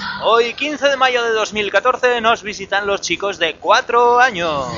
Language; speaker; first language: Spanish; native; Spanish